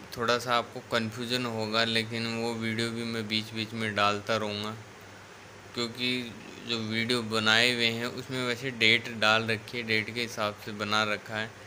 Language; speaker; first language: Hindi; native; Hindi